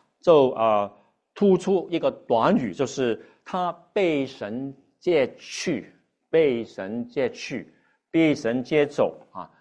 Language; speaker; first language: Chinese; non-native, local second language; Cantonese